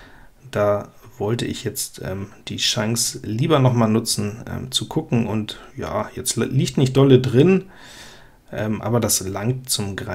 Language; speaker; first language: German; native; German